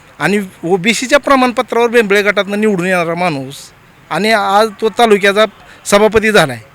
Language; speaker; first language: Marathi; native; Marathi